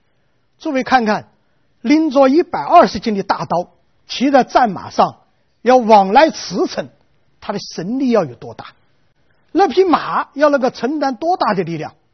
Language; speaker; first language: Chinese; native; Chinese